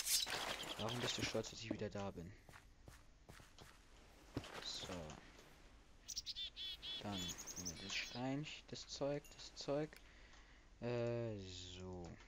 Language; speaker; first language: German; native; German